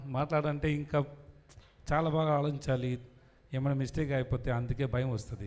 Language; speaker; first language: Telugu; non-native, learner; Tamil